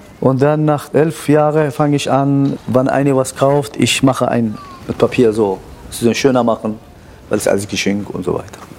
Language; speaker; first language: German; non-native, fluent; Kurdish